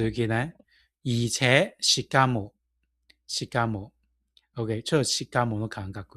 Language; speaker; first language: Japanese; non-native, fluent; Cantonese